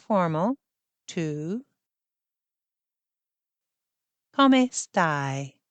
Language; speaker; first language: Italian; non-native, fluent; English